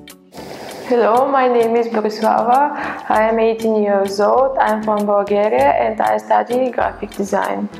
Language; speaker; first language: English; non-native, learner; Bulgarian